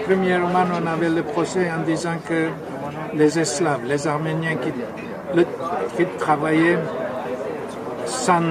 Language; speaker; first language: French; non-native, fluent; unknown